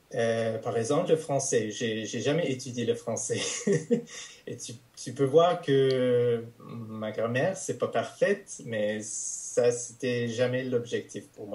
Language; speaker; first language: French; non-native, fluent; English